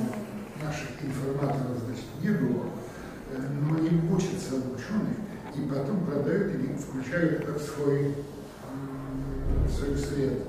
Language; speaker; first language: Russian; non-native, fluent; Polish